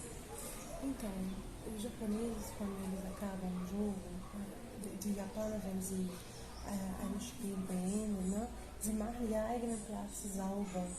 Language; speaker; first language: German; non-native, fluent; Portuguese